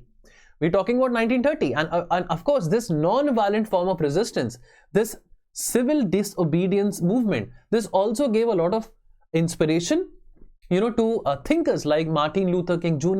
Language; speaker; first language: English; non-native, local second language; Hindi